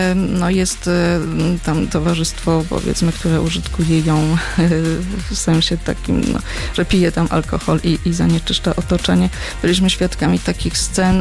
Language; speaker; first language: Polish; native; Polish